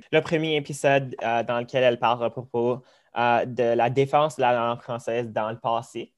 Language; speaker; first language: French; early bilingual, other home language; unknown